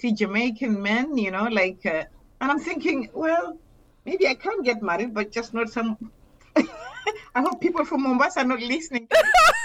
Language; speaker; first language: English; non-native, local second language; Swahili